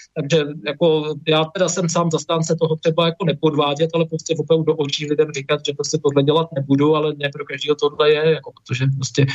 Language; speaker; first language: Czech; native; Czech